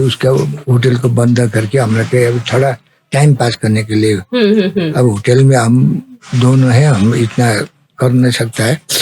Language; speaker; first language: Hindi; non-native, learner; Nepali